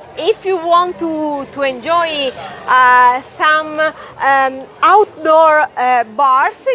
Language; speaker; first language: English; non-native, fluent; Italian